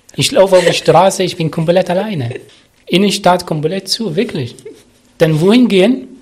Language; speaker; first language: German; non-native, learner; Arabic